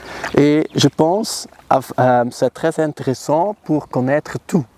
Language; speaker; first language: French; non-native, learner; Dutch